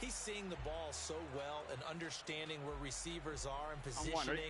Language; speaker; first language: English; native; English